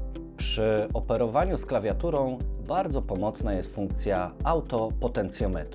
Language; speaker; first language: Polish; native; Polish